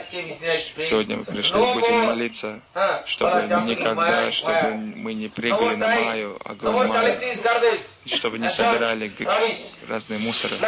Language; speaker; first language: Russian; non-native, learner; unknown